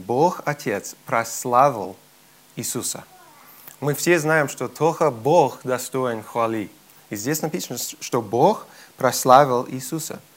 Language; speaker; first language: Russian; non-native, fluent; English